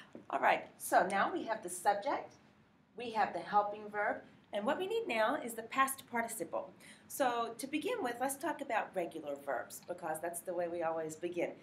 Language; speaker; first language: English; native; English